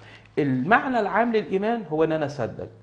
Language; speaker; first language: Arabic; native; Arabic